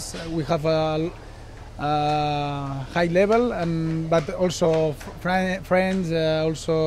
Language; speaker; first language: English; non-native, learner; Spanish